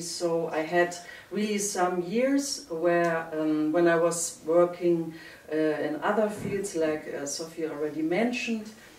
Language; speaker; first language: English; non-native, fluent; German